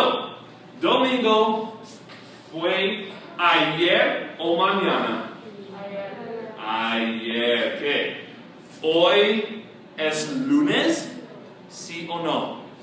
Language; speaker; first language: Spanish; non-native, fluent; English